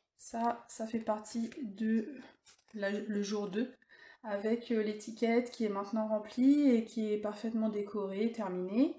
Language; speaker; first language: French; native; French